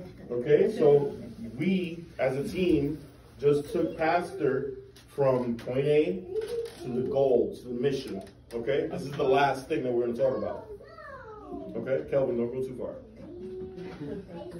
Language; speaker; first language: English; native; English